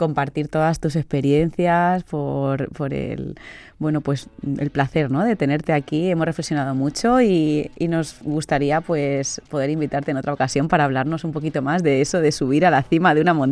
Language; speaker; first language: Spanish; native; Spanish